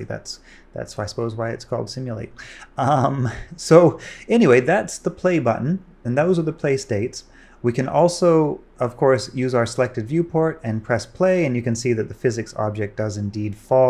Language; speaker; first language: English; native; English